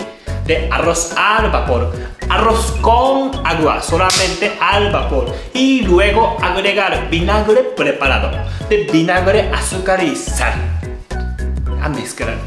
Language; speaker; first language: Spanish; non-native, learner; Japanese